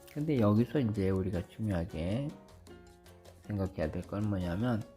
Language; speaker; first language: Korean; native; Korean